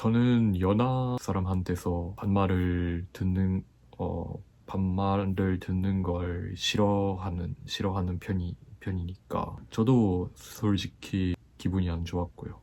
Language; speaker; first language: Korean; non-native, fluent; Japanese